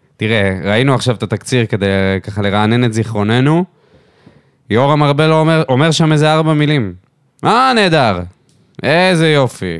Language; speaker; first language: Hebrew; native; Hebrew